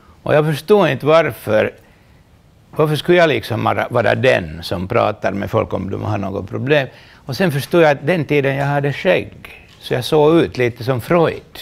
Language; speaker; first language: Swedish; non-native, local second language; Finnish